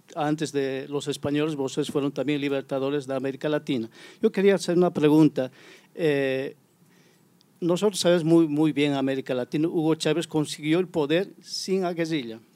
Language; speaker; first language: Spanish; native; Spanish